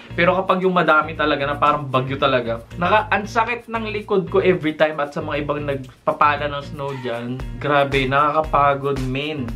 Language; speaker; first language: Filipino; native; Filipino